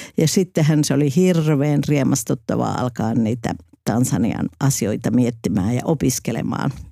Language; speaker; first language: Finnish; native; Finnish